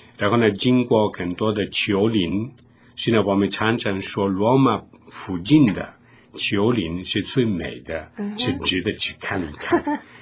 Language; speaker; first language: Chinese; non-native, fluent; Italian